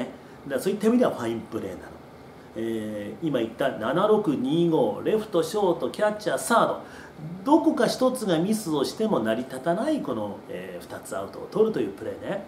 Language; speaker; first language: Japanese; native; Japanese